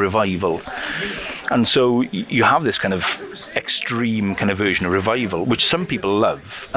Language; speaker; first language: English; native; English